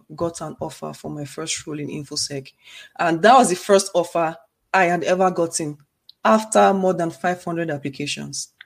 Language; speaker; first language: English; non-native, local second language; Igbo